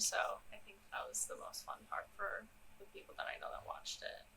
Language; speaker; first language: English; native; English